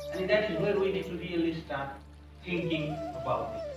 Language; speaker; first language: English; non-native, local second language; Nepali